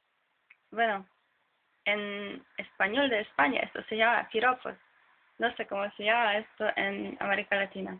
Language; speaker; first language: Spanish; non-native, fluent; Polish